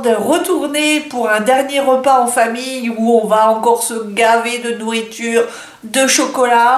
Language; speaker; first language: French; native; French